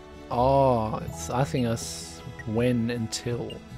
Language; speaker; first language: English; native; English